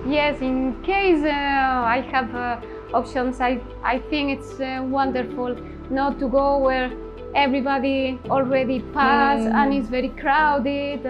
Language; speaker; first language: English; non-native, learner; Spanish